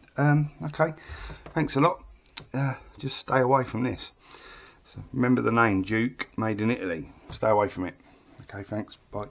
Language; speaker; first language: English; native; English